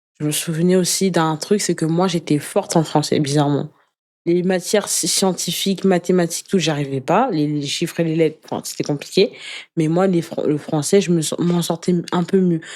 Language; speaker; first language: French; early bilingual, other home language; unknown